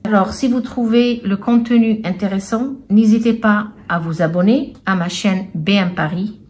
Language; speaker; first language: French; non-native, local second language; Arabic